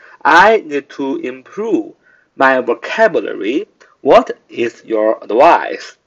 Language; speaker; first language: English; non-native, fluent; Chinese